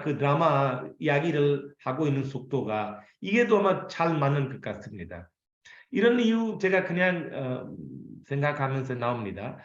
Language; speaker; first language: Korean; non-native, fluent; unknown